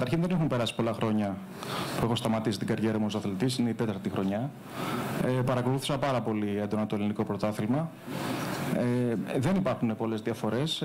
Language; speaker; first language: Greek; native; Greek